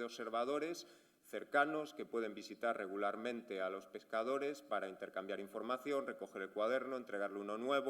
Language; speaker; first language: Spanish; native; Spanish